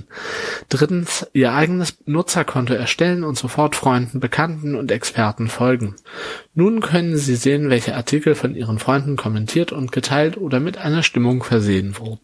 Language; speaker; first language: German; native; German